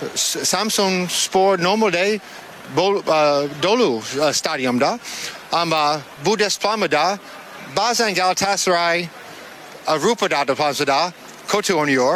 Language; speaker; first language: Turkish; non-native, learner; English